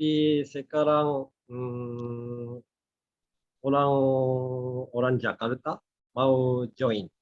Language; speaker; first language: Indonesian; non-native, learner; Japanese